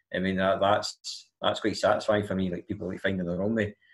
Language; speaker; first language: English; native; English